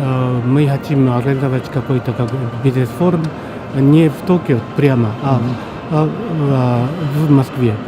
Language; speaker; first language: Russian; non-native, fluent; Japanese